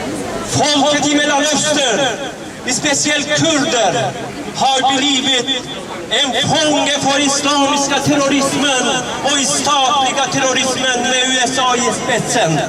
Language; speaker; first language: Swedish; non-native, fluent; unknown